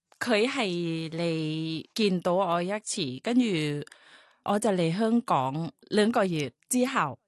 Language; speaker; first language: Cantonese; non-native, learner; Thai